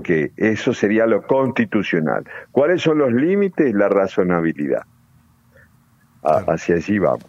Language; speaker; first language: Spanish; native; Spanish